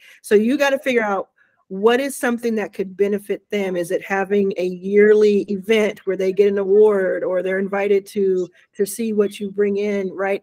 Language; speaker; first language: English; native; English